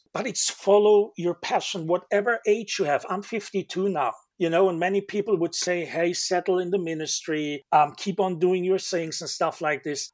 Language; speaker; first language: English; non-native, fluent; German